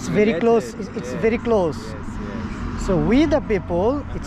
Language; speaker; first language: English; non-native, learner; Bangla